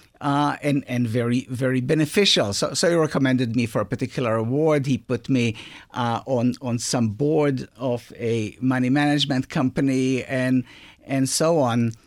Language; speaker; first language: English; non-native, fluent; Hebrew